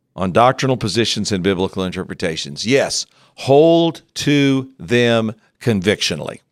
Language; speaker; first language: English; native; English